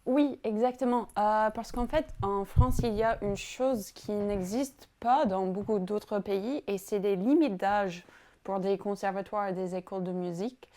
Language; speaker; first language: French; non-native, fluent; English